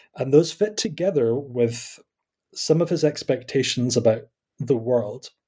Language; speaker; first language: English; native; English